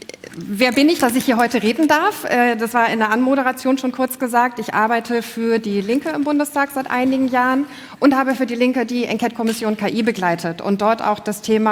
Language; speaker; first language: German; native; German